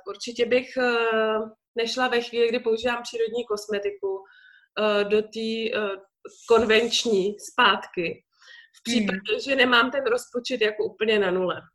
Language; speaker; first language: Czech; native; Czech